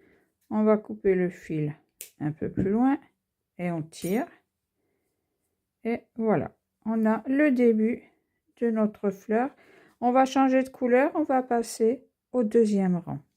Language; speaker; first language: French; native; French